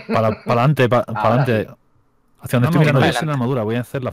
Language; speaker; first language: Spanish; native; Spanish